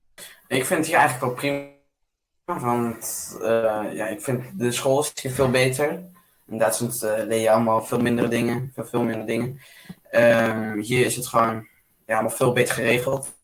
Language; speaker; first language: Dutch; early bilingual, other home language; German